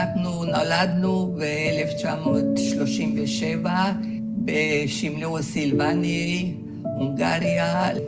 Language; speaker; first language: Hebrew; non-native, fluent; Hungarian